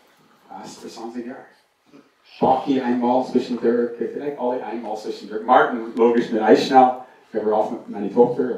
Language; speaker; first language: German; non-native, fluent; English